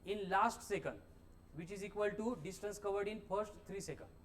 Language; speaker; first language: Hindi; non-native, local second language; Marathi